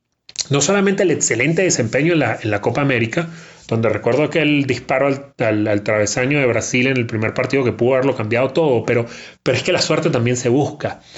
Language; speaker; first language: Spanish; native; Spanish